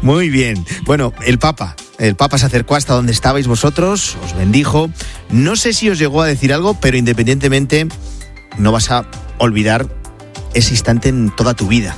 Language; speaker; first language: Spanish; native; Spanish